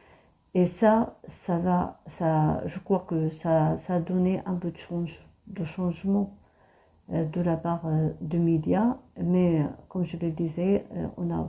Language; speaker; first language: French; non-native, fluent; Arabic